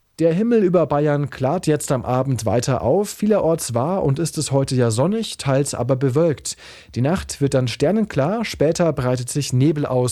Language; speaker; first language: German; native; German